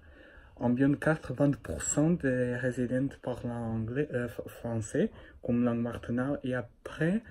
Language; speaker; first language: French; non-native, learner; Portuguese